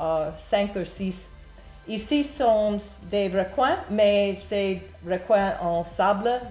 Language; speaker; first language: French; non-native, learner; English